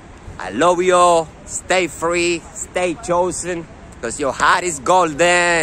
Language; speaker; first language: English; native; English